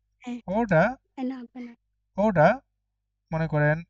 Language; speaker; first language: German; non-native, fluent; Bangla